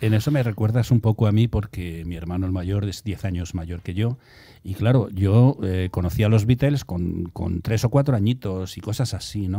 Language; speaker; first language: Spanish; native; Spanish